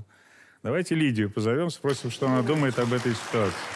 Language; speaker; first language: Russian; native; Russian